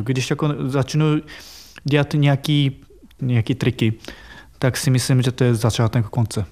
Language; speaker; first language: Czech; non-native, fluent; Japanese